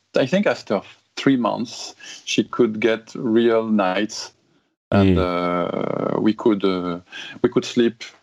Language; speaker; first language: English; non-native, fluent; French